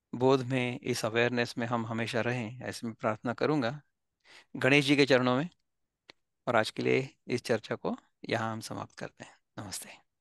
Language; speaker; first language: Hindi; non-native, local second language; Marathi